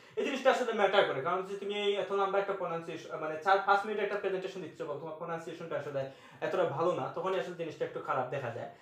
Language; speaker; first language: Bangla; native; Bangla